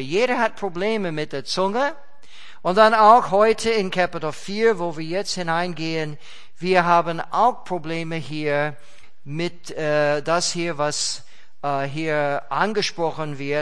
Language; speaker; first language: German; non-native, fluent; English